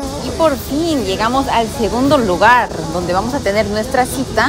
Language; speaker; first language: Spanish; non-native, fluent; Korean